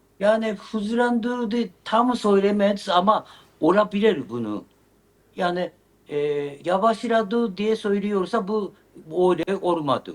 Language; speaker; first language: Turkish; non-native, learner; Japanese